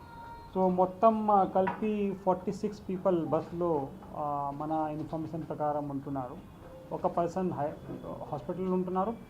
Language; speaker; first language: Telugu; non-native, local second language; Hindi